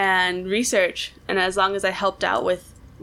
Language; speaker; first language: English; native; English